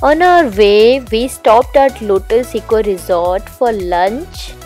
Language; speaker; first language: English; non-native, local second language; Odia